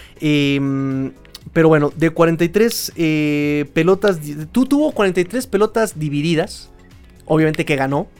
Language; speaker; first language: Spanish; native; Spanish